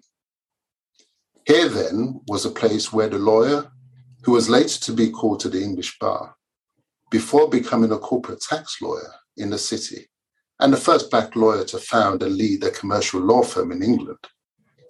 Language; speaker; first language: English; early bilingual, other home language; Yoruba